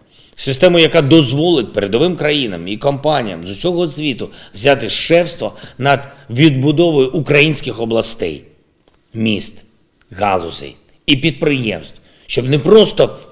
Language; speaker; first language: Ukrainian; non-native, local second language; Russian